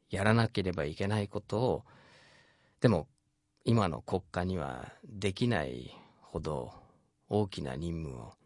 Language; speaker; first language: Japanese; non-native, fluent; English